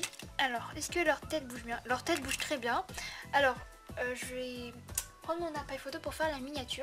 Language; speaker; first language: French; native; French